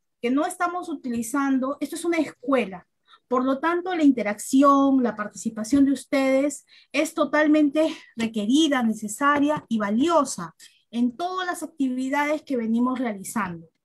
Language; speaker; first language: Spanish; native; Spanish